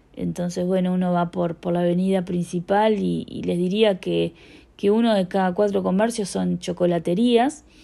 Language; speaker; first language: Spanish; native; Spanish